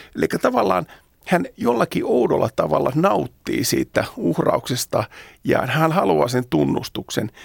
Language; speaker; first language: Finnish; native; Finnish